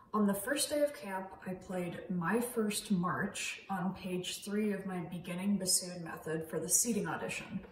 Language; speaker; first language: English; native; English